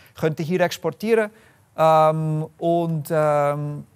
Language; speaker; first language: German; non-native, fluent; English